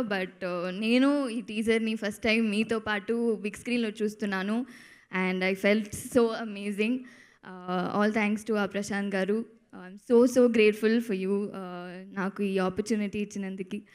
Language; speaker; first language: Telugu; non-native, local second language; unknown